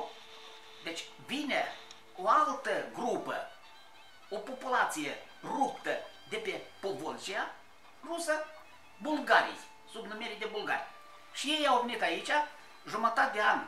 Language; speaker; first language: Romanian; native; Romanian